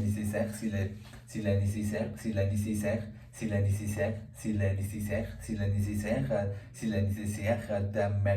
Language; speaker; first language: French; non-native, learner; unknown